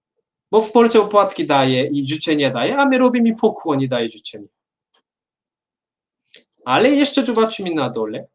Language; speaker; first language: Polish; non-native, fluent; Korean